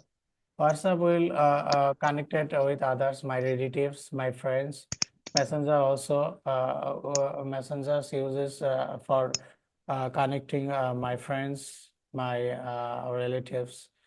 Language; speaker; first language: English; non-native, learner; Bangla